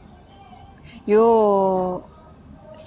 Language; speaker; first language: English; non-native, learner; Arabic